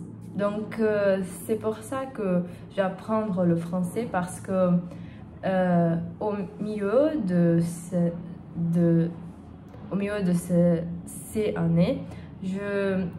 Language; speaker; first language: French; non-native, learner; Portuguese